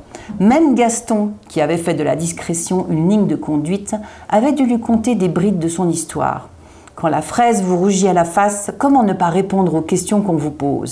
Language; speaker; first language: French; native; French